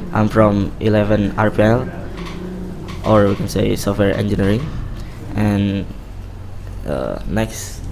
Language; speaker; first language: English; non-native, learner; Indonesian